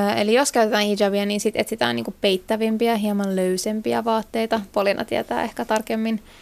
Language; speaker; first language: Finnish; native; Finnish